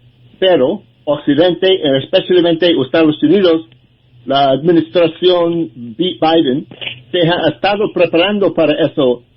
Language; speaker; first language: Spanish; non-native, learner; English